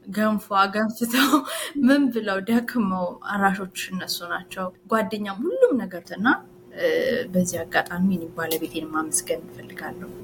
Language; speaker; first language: Amharic; native; Amharic